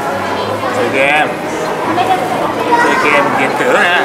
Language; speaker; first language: Vietnamese; non-native, learner; Japanese